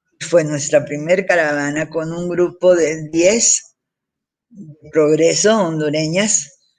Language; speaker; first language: Spanish; early bilingual, heritage; Spanish